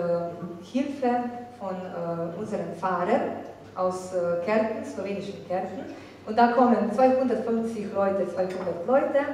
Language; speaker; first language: German; non-native, fluent; Slovenian